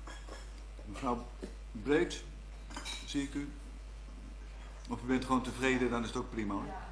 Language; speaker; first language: Dutch; native; Dutch